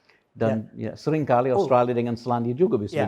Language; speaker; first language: Indonesian; non-native, fluent; English